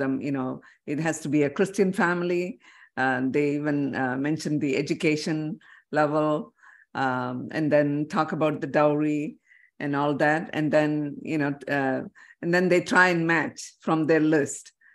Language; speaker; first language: English; non-native, local second language; Tamil